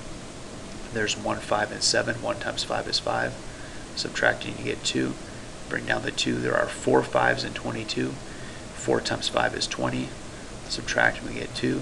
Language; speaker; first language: English; native; English